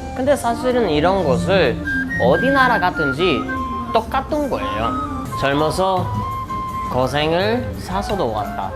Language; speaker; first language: Korean; non-native, fluent; Portuguese